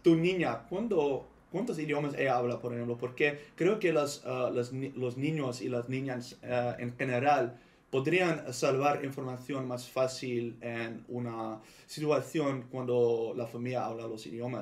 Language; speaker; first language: Spanish; non-native, learner; Dutch